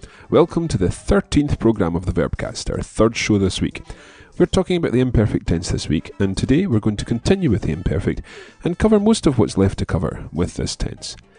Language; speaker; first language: English; native; English